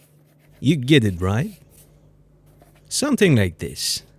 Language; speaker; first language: English; non-native, fluent; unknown